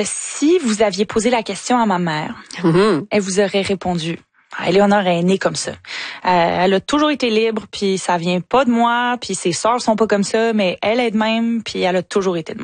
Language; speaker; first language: French; native; French